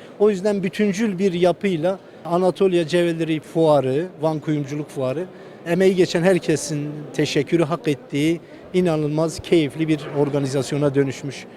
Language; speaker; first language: Turkish; native; Turkish